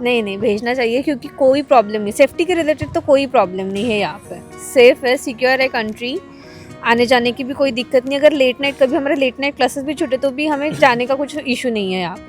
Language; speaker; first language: Hindi; native; Hindi